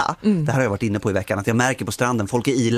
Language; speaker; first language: Swedish; native; Swedish